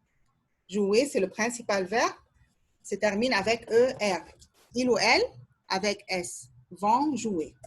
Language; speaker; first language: French; non-native, fluent; Arabic